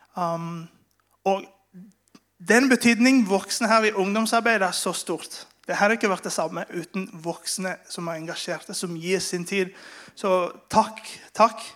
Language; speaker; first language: Norwegian; non-native, fluent; Spanish